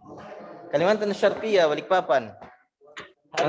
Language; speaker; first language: Arabic; non-native, fluent; Indonesian